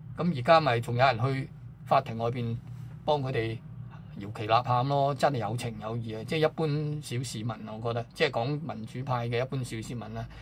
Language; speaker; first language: Chinese; non-native, local second language; Cantonese